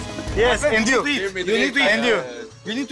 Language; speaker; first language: English; non-native, learner; Romanian